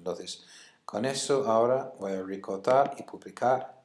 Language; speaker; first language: Spanish; non-native, fluent; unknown